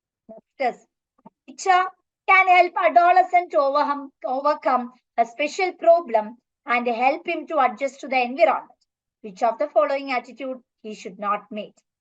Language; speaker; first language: English; non-native, local second language; Malayalam